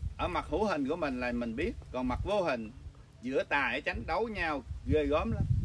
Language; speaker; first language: Vietnamese; early bilingual, other home language; English